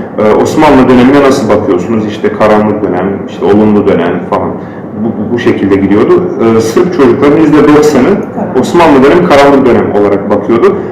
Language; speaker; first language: Turkish; non-native, fluent; Bosnian